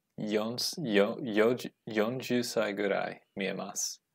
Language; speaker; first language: Japanese; non-native, learner; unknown